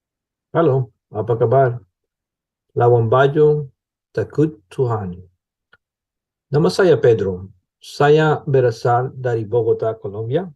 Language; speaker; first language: Indonesian; non-native, learner; English